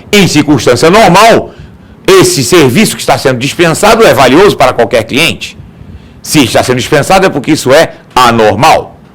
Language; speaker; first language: Portuguese; native; Portuguese